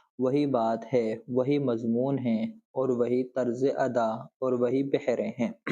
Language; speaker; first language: Urdu; native; Urdu